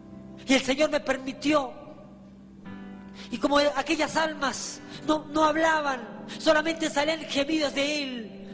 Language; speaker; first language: Spanish; native; Spanish